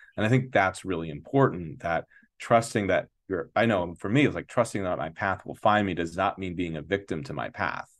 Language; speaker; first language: English; native; English